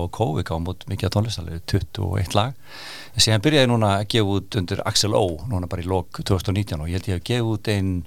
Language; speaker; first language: Icelandic; native; Icelandic